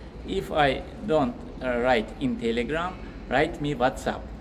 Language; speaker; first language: English; non-native, learner; Lezghian